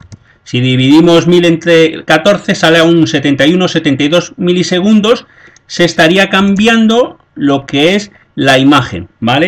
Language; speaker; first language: Spanish; native; Spanish